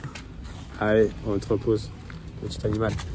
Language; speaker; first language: French; native; French